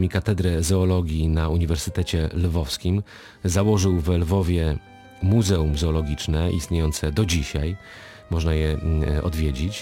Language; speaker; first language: Polish; native; Polish